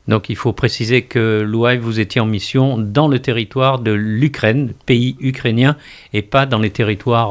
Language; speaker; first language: French; native; French